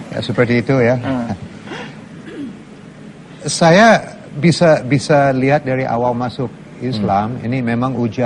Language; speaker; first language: Indonesian; non-native, learner; English